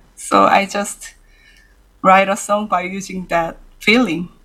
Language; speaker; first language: English; non-native, learner; Korean